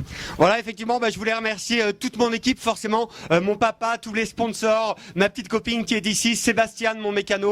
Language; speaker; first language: French; native; French